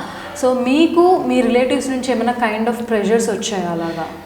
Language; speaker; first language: Telugu; native; Telugu